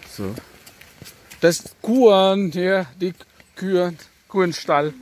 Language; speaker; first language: German; non-native, learner; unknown